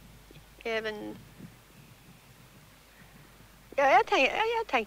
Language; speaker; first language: Swedish; early bilingual, heritage; Swedish